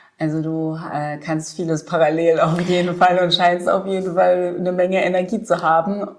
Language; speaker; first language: German; native; German